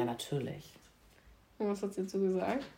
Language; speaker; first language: German; native; German